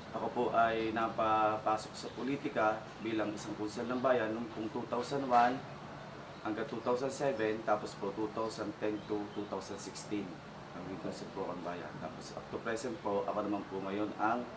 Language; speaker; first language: Filipino; native; Filipino